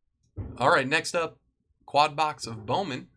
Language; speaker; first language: English; native; English